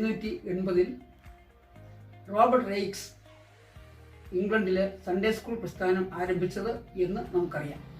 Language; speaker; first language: Malayalam; native; Malayalam